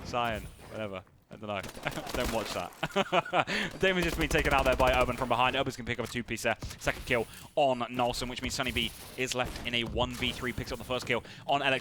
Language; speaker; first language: English; native; English